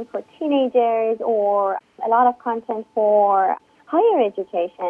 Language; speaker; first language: English; non-native, fluent; Persian